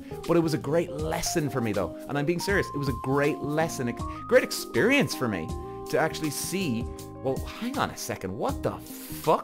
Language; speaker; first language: English; native; English